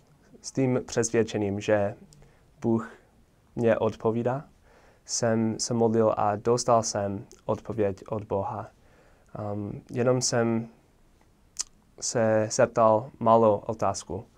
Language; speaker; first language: Czech; non-native, fluent; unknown